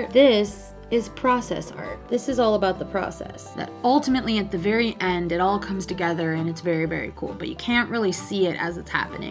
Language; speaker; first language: English; native; English